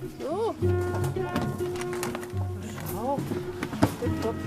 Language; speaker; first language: German; native; German